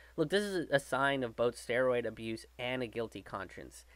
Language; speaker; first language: English; native; English